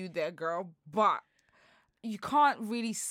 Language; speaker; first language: English; native; English